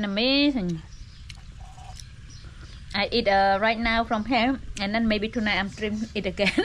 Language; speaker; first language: English; non-native, local second language; Khmer